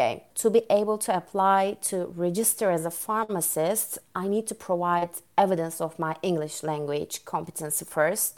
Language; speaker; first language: English; non-native, fluent; Turkish